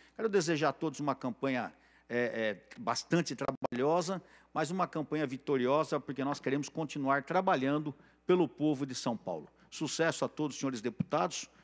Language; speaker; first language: Portuguese; native; Portuguese